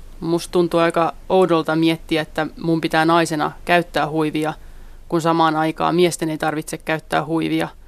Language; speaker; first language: Finnish; early bilingual, other home language; Central Kurdish